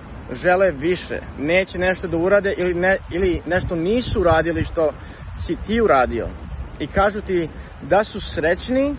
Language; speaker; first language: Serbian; early bilingual, heritage; Serbian